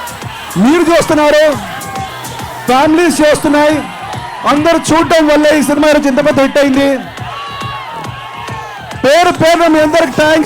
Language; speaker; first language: Telugu; native; Telugu